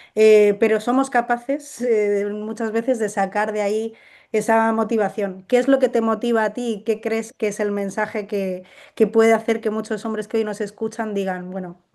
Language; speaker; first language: Spanish; native; Spanish